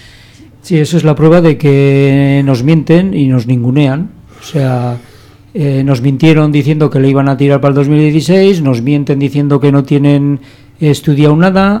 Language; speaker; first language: Spanish; native; Spanish